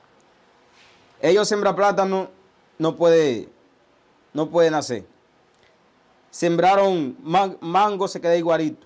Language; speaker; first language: Spanish; early bilingual, other home language; Haitian Creole